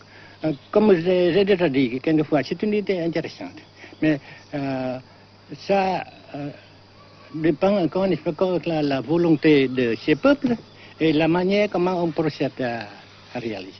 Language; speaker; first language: French; non-native, local second language; Vietnamese